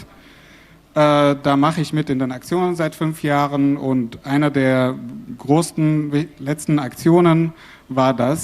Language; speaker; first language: German; non-native, fluent; Arabic